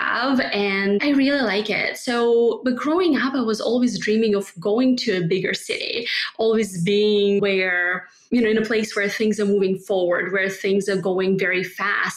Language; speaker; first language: English; non-native, fluent; Russian